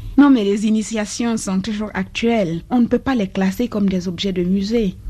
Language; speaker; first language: French; non-native, local second language; Basaa